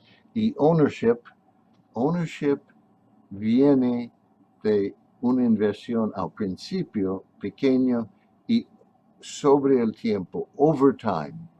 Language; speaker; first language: Spanish; non-native, fluent; English